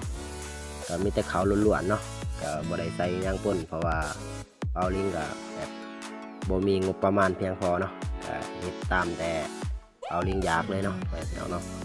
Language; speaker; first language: Thai; non-native, local second language; Lao